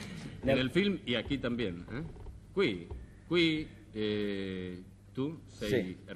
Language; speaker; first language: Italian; non-native, learner; Spanish